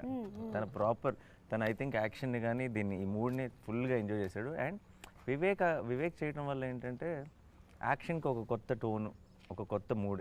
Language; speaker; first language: Telugu; native; Telugu